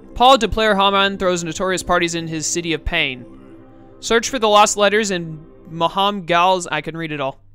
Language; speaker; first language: English; native; English